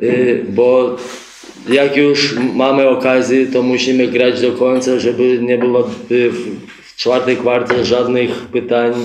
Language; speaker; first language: Polish; non-native, fluent; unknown